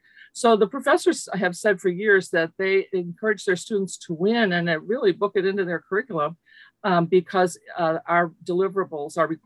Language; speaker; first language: English; early bilingual, other home language; Lithuanian